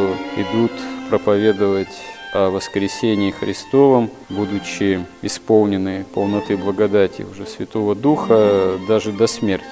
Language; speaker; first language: Russian; native; Russian